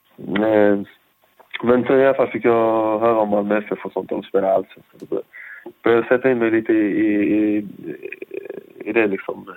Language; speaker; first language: Swedish; early bilingual, other home language; Persian